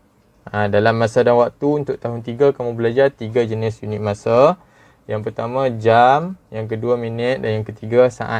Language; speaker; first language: Malay; native; Malay